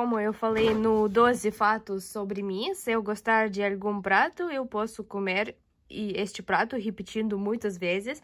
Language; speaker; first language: Portuguese; non-native, fluent; Russian